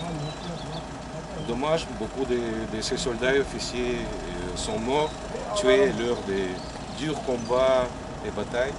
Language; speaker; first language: French; non-native, fluent; Russian